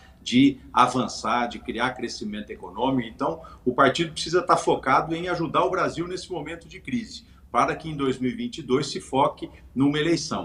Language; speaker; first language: Portuguese; native; Portuguese